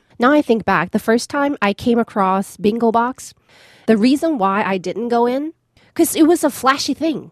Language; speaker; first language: English; non-native, fluent; Chinese